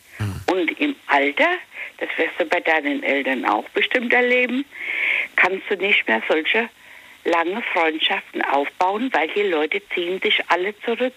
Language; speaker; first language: German; native; German